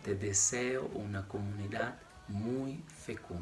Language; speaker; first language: Spanish; non-native, fluent; Italian